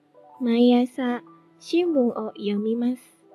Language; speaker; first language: Japanese; non-native, fluent; Indonesian